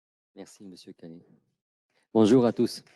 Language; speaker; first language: French; non-native, fluent; Arabic